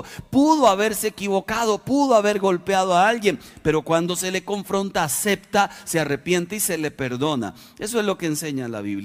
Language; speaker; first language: Spanish; native; Spanish